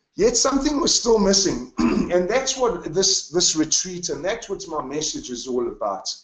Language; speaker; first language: English; native; English